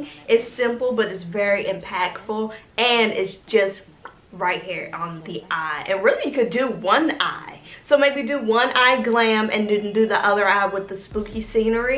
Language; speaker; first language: English; native; English